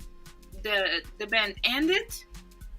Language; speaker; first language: English; non-native, fluent; Portuguese